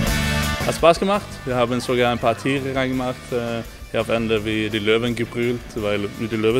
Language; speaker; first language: German; non-native, learner; Swedish